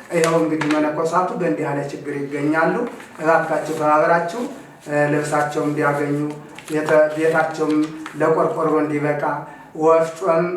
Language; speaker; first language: Amharic; native; Amharic